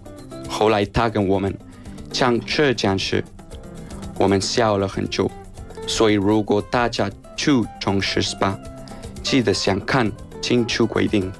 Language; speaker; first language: Chinese; non-native, fluent; Spanish